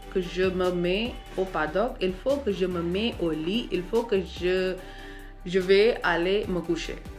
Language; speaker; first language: French; non-native, fluent; Hindi